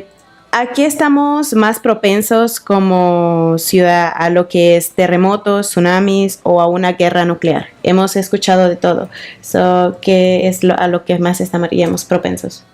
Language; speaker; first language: Spanish; native; Spanish